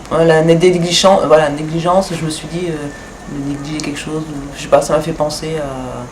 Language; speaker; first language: French; native; French